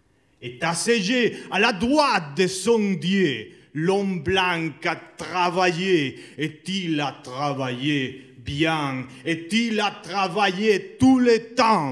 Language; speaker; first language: French; non-native, learner; Spanish